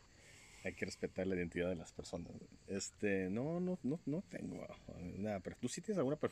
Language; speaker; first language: Spanish; native; Spanish